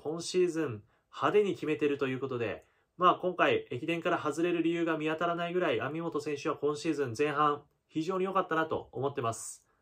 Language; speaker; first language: Japanese; native; Japanese